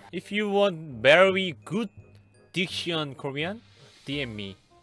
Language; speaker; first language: English; non-native, learner; Korean